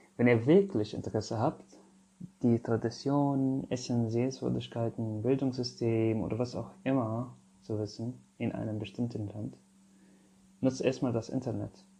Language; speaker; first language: German; non-native, fluent; Arabic